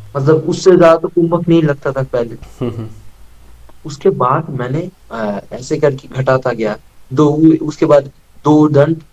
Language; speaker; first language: Hindi; non-native, local second language; Bangla